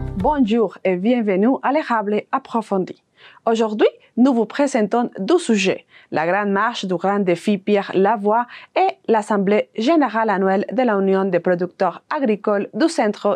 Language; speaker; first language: French; non-native, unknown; Spanish